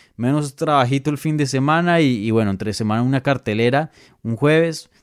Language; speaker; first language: Spanish; native; Spanish